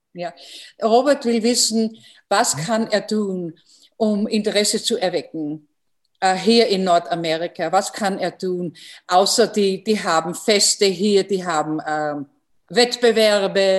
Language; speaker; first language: German; non-native, fluent; English